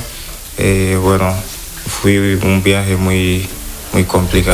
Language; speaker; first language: Spanish; non-native, learner; Wolof